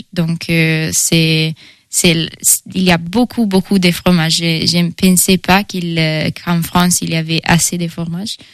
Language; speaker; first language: French; non-native, fluent; Italian